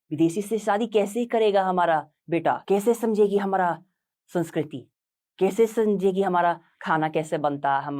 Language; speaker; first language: Hindi; non-native, fluent; English